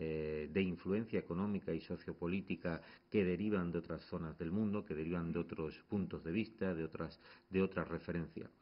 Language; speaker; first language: Spanish; native; Spanish